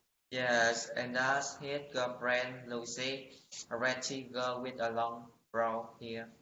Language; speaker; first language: English; non-native, learner; Vietnamese